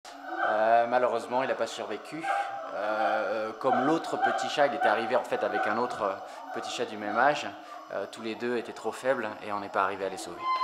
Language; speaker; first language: French; native; French